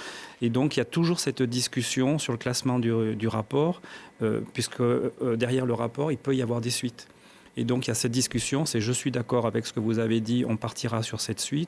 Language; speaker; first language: French; native; French